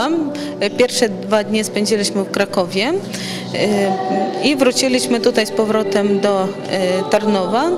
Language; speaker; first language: Polish; non-native, fluent; Ukrainian